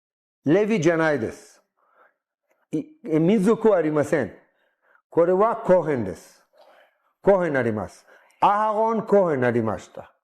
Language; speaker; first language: Japanese; non-native, learner; Hebrew